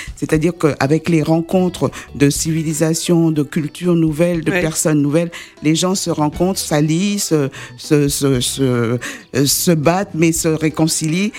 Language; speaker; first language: French; native; French